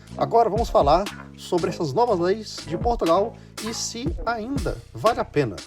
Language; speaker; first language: Portuguese; native; Portuguese